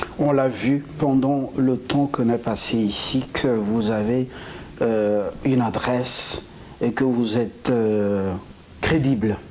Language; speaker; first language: French; non-native, local second language; Lingala